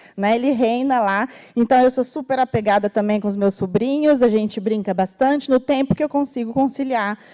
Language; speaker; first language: Portuguese; native; Portuguese